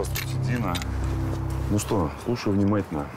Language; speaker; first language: Russian; native; Russian